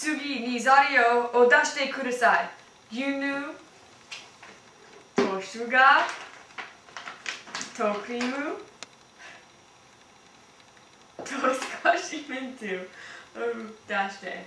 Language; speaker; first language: Japanese; non-native, learner; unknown